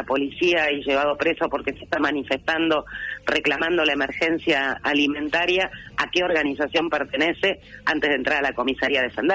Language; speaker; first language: Spanish; native; Spanish